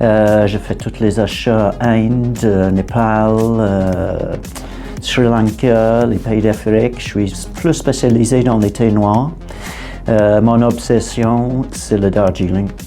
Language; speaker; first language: French; non-native, fluent; English